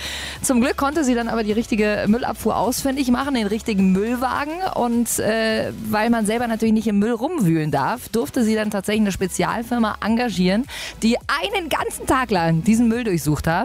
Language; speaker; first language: German; native; German